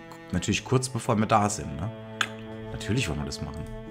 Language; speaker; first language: German; native; German